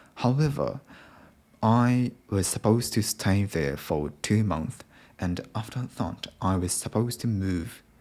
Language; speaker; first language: English; non-native, learner; Japanese